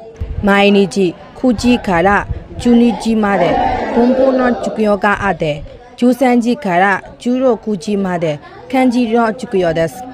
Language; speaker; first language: Japanese; non-native, learner; Burmese